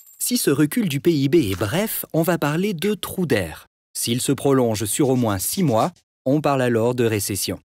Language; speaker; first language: French; native; French